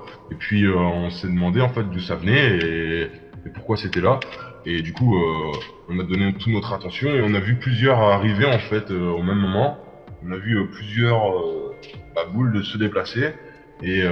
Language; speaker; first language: French; native; French